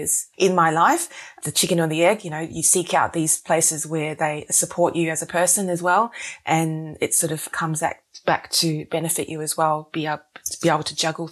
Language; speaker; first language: English; native; English